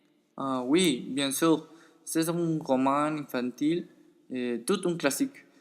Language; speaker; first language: French; non-native, learner; Spanish